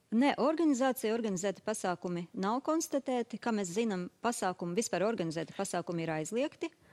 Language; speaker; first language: Latvian; native; Latvian